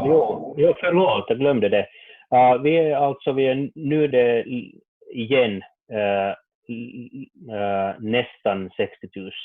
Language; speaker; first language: Swedish; non-native, learner; Finnish